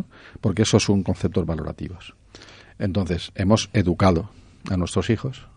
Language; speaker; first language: Spanish; native; Spanish